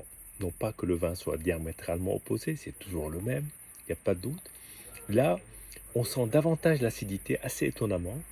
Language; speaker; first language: French; native; French